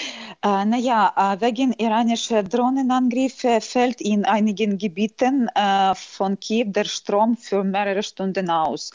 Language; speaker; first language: German; non-native, fluent; Ukrainian